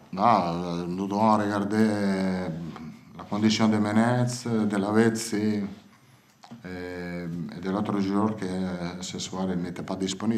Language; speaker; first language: French; non-native, fluent; Italian